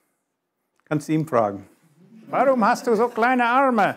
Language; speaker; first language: German; non-native, fluent; English